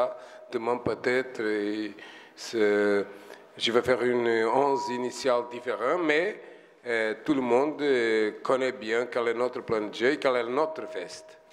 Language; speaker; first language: French; non-native, fluent; Portuguese